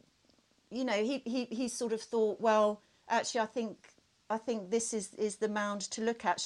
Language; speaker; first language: English; native; English